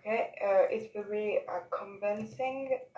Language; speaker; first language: English; non-native, learner; French